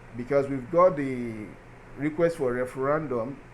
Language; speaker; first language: English; non-native, local second language; Yoruba